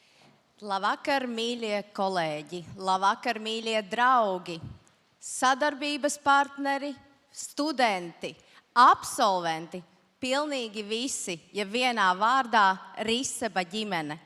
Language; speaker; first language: Latvian; native; Latvian